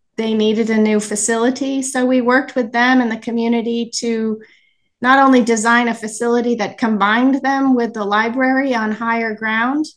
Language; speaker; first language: English; native; English